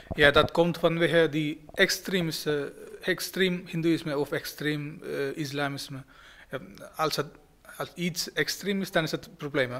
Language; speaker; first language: Dutch; non-native, fluent; Malayalam